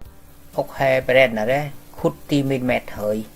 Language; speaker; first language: Swedish; non-native, learner; Vietnamese